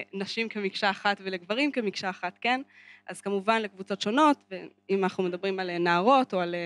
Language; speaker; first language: Hebrew; native; Hebrew